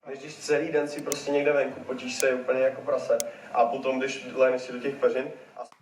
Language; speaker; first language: Czech; native; Czech